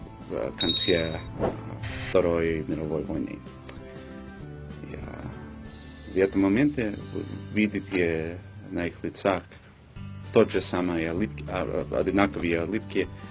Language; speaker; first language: Russian; non-native, fluent; English